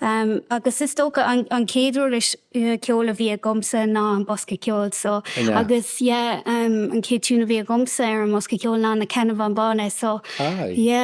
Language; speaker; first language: Irish; non-native, local second language; English